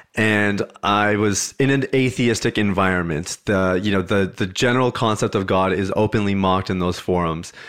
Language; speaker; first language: English; early bilingual, other home language; Hindi